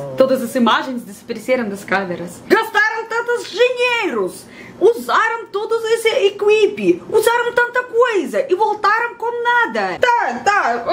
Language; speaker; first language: Portuguese; non-native, fluent; Russian